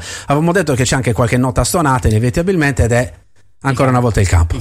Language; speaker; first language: Italian; native; Italian